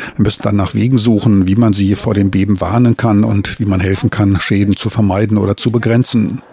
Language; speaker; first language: German; native; German